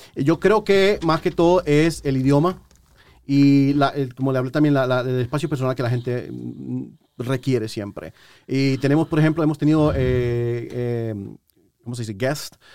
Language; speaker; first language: Spanish; native; Spanish